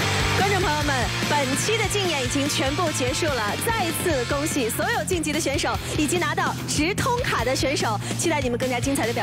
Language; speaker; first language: Chinese; native; Chinese